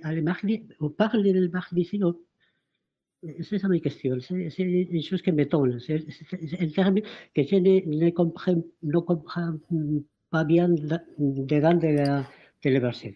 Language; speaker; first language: French; non-native, fluent; Spanish